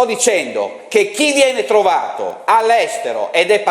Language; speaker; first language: Italian; native; Italian